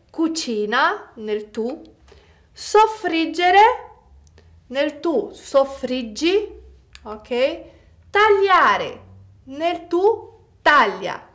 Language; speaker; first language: Italian; non-native, fluent; Portuguese